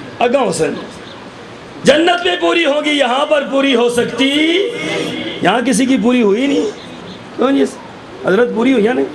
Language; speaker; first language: Urdu; non-native, local second language; Pahari-Potwari